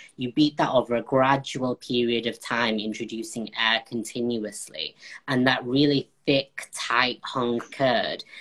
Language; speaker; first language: English; native; English